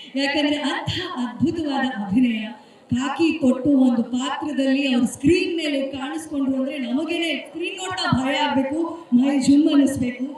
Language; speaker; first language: Kannada; native; Kannada